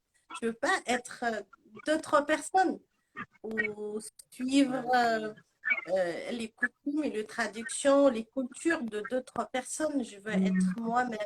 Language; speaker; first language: French; non-native, local second language; Arabic